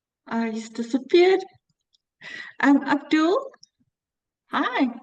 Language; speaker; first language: English; native; English